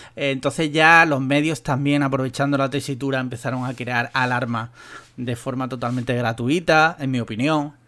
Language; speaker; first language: Spanish; native; Spanish